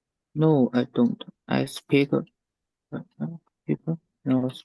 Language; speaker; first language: English; non-native, learner; Chinese